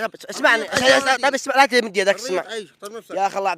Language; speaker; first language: Arabic; native; Arabic